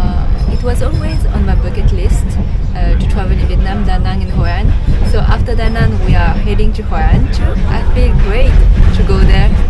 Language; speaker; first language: English; non-native, fluent; French